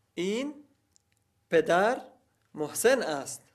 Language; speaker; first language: Persian; non-native, learner; Arabic